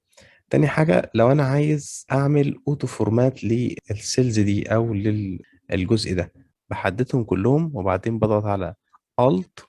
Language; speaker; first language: Arabic; native; Arabic